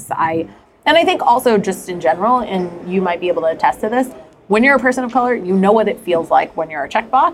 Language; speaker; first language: English; native; English